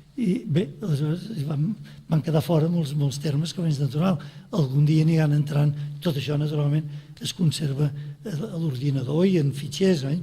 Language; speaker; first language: Catalan; native; Catalan